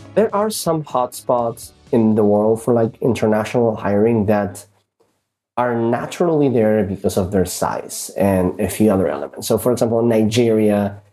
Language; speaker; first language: English; early bilingual, other home language; Spanish